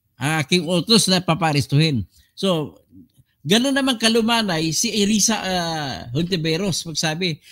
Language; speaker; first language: Filipino; non-native, local second language; Cebuano